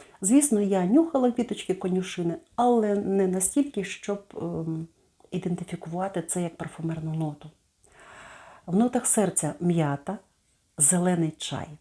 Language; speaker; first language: Ukrainian; native; Ukrainian